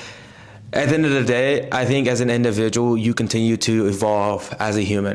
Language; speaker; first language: English; native; English